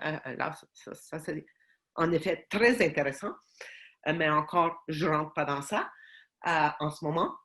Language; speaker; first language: French; non-native, fluent; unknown